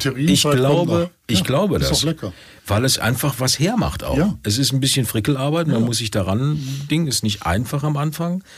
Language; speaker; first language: German; native; German